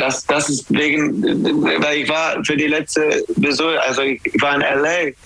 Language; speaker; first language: German; non-native, learner; English